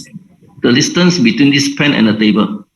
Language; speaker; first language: English; non-native, local second language; Chinese